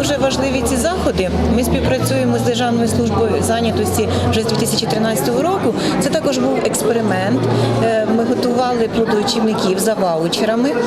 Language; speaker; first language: Ukrainian; native; Ukrainian